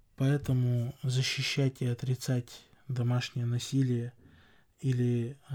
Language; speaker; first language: Russian; non-native, local second language; Chechen